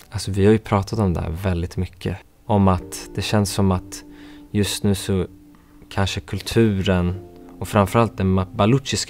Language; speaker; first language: Swedish; early bilingual, other home language; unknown